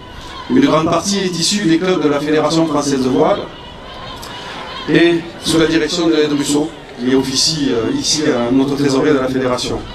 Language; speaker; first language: French; native; French